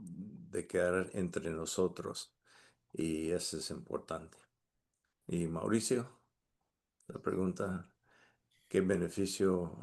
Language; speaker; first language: Spanish; non-native, fluent; English